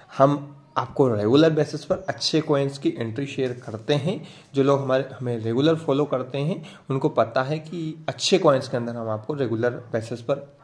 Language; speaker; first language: Hindi; native; Hindi